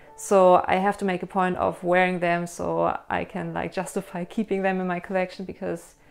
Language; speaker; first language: English; non-native, fluent; German